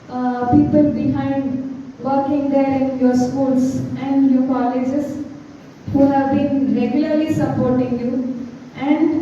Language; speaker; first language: English; non-native, local second language; Telugu